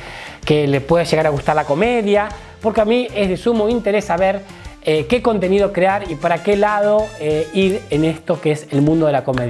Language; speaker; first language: Spanish; native; Spanish